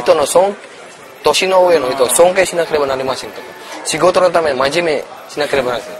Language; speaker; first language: Japanese; non-native, learner; Indonesian